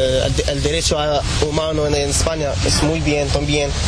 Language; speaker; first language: Spanish; non-native, learner; Arabic